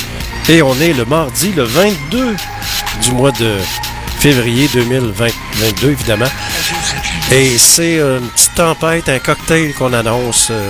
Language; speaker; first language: French; native; French